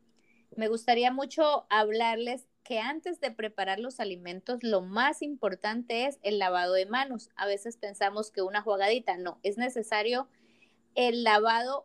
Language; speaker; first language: Spanish; native; Spanish